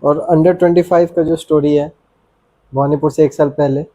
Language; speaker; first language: Hindi; non-native, local second language; Bangla